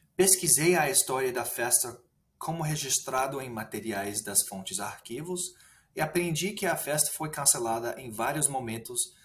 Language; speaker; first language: Portuguese; non-native, fluent; English